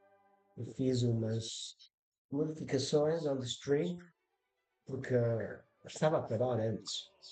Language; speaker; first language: Portuguese; early bilingual, heritage; Portuguese